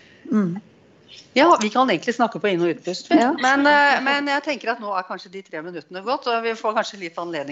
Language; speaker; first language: Norwegian; native; Norwegian